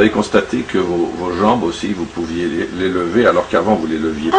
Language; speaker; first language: French; native; French